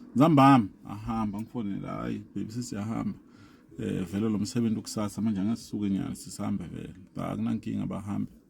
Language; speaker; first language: Zulu; non-native, local second language; Swati